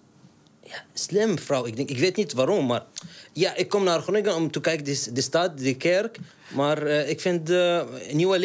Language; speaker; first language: Dutch; non-native, learner; Arabic